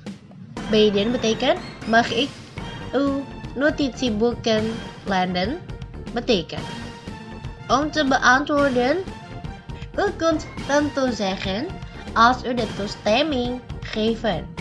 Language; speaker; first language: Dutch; non-native, fluent; Indonesian